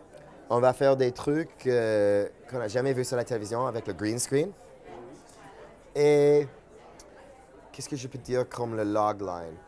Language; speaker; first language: French; non-native, fluent; English